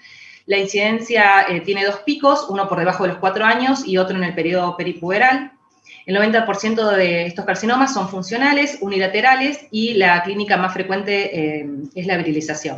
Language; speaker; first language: Spanish; native; Spanish